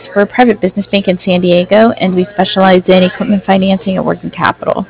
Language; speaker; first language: English; native; English